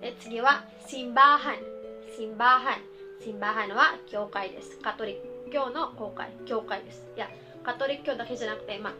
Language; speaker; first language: Japanese; non-native, fluent; Filipino